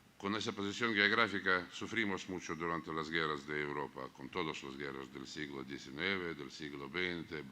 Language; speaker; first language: Spanish; non-native, fluent; Russian